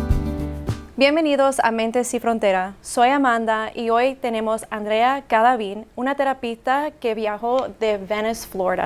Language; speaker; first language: Spanish; early bilingual, heritage; Spanish